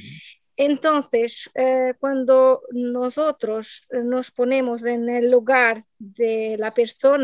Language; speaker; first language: Spanish; non-native, learner; Portuguese